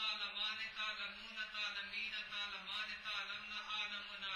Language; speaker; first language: Arabic; non-native, learner; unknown